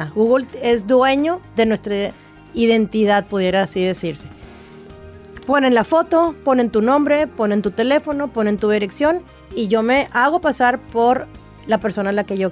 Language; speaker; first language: Spanish; native; Spanish